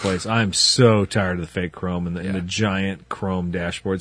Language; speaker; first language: English; native; English